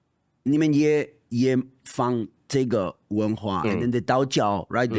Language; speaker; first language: Chinese; non-native, fluent; Spanish